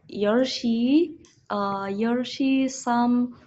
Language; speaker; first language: Korean; non-native, learner; Indonesian